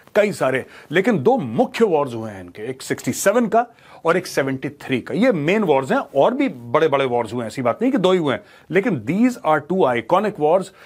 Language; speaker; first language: Hindi; native; Hindi